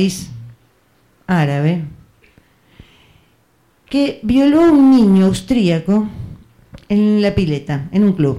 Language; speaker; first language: Spanish; native; Spanish